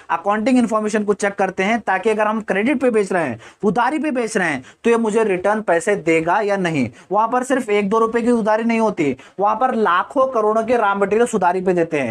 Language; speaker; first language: Hindi; native; Hindi